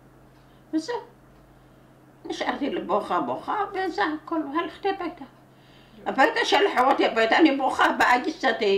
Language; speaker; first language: Hebrew; non-native, learner; Arabic